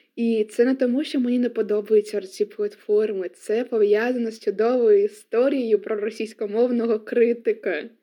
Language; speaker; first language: Ukrainian; non-native, local second language; Russian